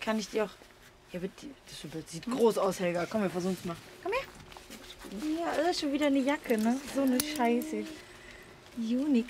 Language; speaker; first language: German; native; German